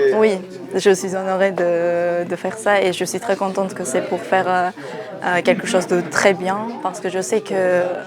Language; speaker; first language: French; non-native, fluent; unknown